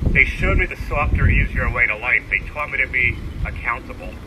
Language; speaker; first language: English; native; English